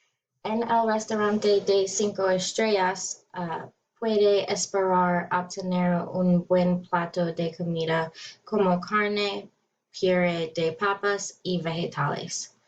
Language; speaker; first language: Spanish; non-native, learner; English